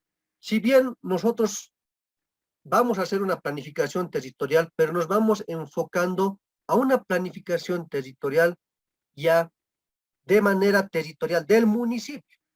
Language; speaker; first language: Spanish; native; Spanish